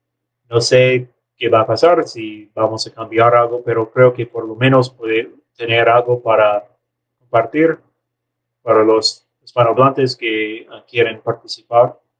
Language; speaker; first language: Spanish; non-native, learner; English